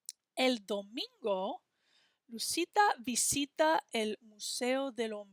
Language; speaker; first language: Spanish; non-native, fluent; English